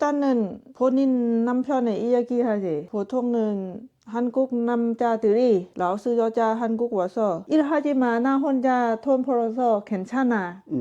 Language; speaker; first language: Korean; non-native, learner; Lao